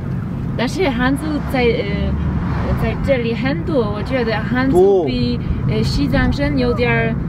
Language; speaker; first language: Chinese; non-native, learner; Polish